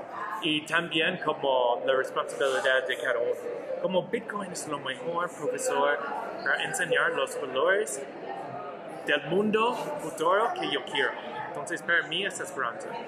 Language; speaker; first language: Spanish; non-native, learner; English